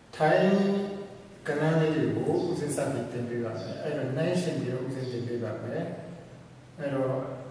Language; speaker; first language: Burmese; native; Burmese